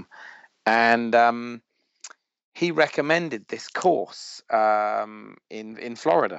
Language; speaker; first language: English; native; English